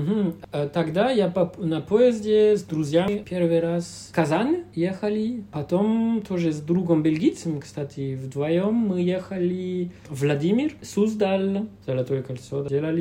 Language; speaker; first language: Russian; non-native, fluent; French